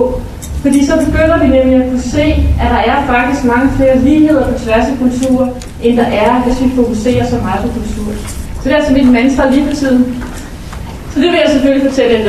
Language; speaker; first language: Danish; native; Danish